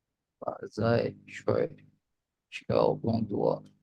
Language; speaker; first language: Chinese; non-native, learner; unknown